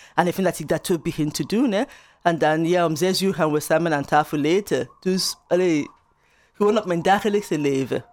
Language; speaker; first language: Dutch; non-native, fluent; Igbo